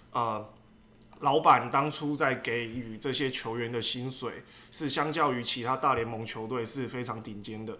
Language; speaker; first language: Chinese; native; Chinese